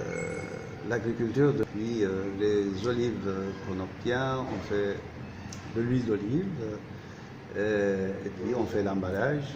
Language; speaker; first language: French; non-native, fluent; Turkish